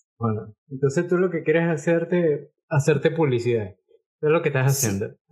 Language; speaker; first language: Spanish; native; Spanish